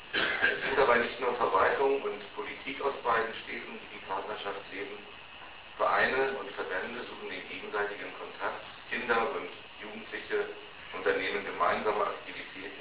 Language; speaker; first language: German; native; German